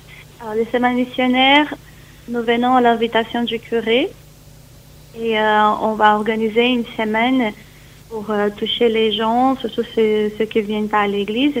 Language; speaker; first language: French; non-native, fluent; Portuguese